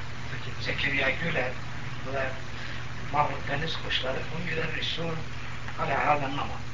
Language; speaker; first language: Arabic; non-native, fluent; Turkish